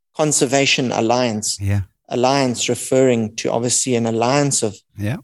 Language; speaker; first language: English; native; English